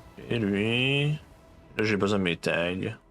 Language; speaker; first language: French; native; French